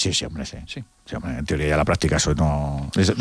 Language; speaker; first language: Spanish; native; Spanish